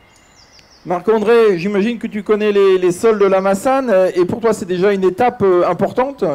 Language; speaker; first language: French; native; French